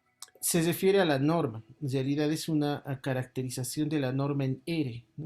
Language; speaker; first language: Spanish; native; Spanish